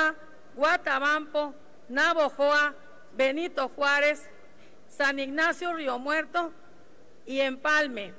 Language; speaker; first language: Spanish; native; Spanish